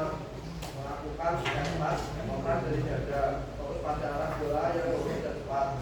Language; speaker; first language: Indonesian; native; Indonesian